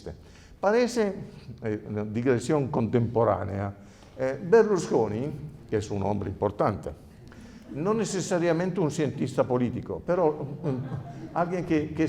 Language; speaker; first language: Spanish; non-native, fluent; Italian